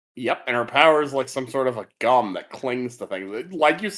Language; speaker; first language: English; native; English